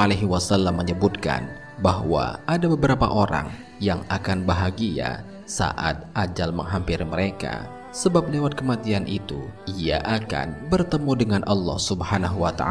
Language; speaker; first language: Indonesian; native; Indonesian